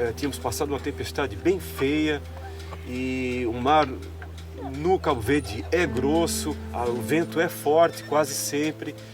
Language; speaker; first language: Portuguese; native; Portuguese